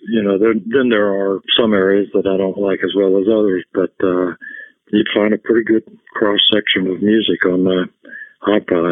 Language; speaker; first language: English; native; English